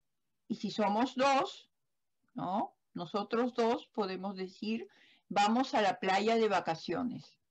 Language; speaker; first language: Spanish; non-native, fluent; German